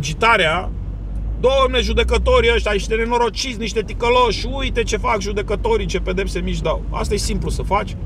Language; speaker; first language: Romanian; native; Romanian